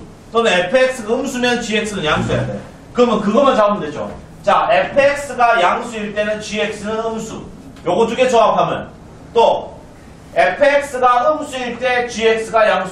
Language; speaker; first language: Korean; native; Korean